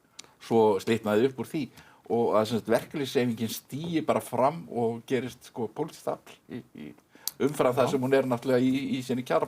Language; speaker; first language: Icelandic; native; Icelandic